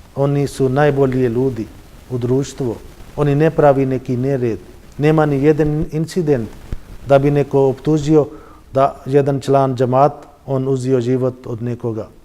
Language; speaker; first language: Bosnian; non-native, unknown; Urdu